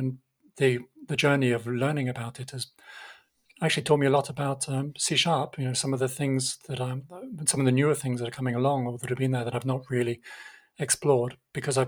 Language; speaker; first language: English; native; English